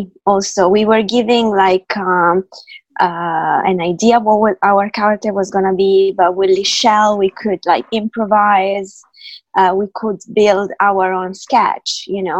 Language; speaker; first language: English; native; English